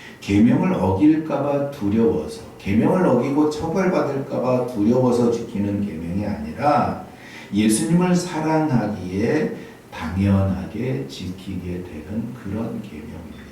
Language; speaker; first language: Korean; native; Korean